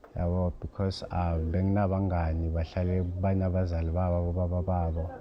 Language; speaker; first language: Zulu; native; Zulu